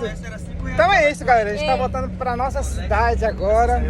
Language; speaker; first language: Portuguese; native; Portuguese